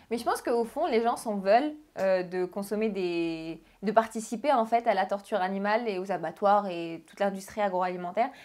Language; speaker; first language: French; early bilingual, other home language; Arabic